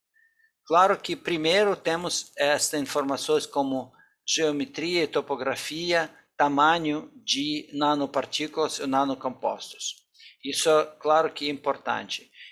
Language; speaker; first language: Portuguese; non-native, fluent; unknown